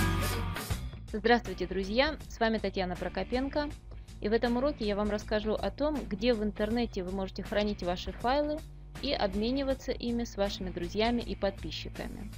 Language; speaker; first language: Russian; native; Russian